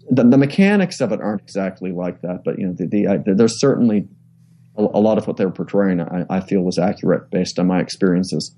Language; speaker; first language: English; native; English